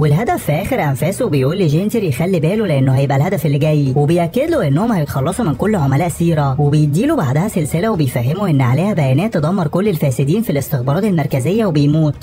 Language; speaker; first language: Arabic; native; Arabic